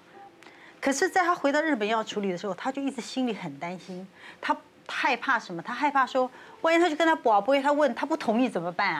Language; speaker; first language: Chinese; native; Chinese